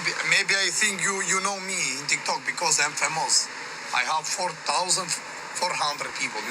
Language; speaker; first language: English; non-native, learner; Albanian